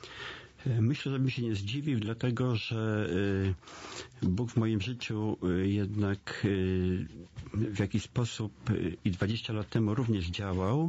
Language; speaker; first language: Polish; native; Polish